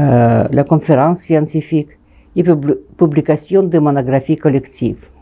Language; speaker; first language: French; non-native, fluent; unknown